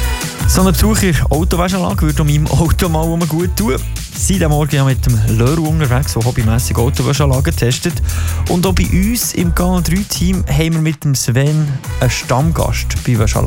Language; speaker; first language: German; native; German